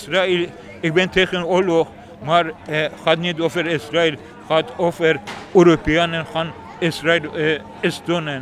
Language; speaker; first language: Dutch; non-native, learner; Persian